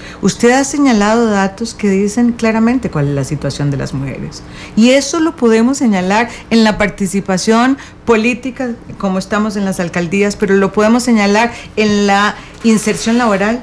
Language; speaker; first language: Spanish; native; Spanish